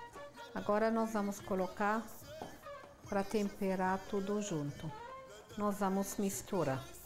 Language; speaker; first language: Portuguese; non-native, fluent; Arabic